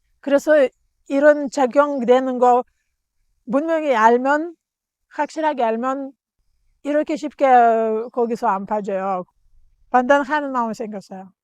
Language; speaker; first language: Korean; non-native, learner; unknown